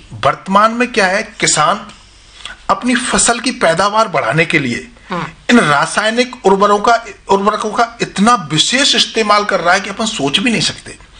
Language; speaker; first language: Hindi; native; Hindi